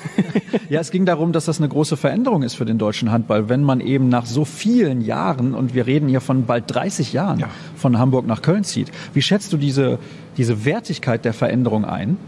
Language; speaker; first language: German; native; German